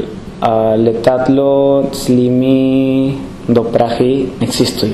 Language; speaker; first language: Czech; non-native, learner; Spanish